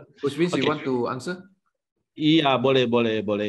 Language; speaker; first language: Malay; non-native, local second language; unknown